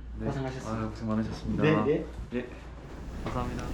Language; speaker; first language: Korean; native; Korean